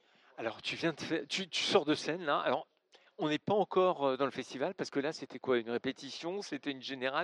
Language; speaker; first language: French; native; French